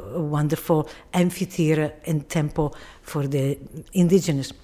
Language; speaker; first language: English; non-native, fluent; Italian